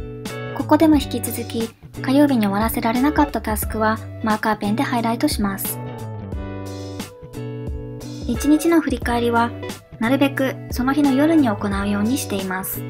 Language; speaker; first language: Japanese; native; Japanese